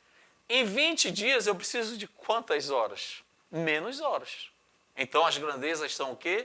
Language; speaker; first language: Portuguese; native; Portuguese